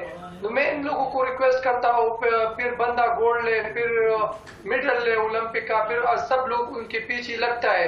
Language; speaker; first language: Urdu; non-native, local second language; Pashto